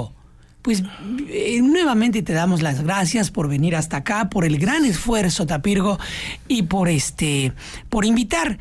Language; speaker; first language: Spanish; native; Spanish